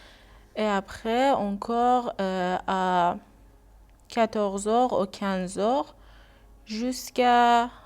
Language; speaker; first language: French; non-native, learner; Persian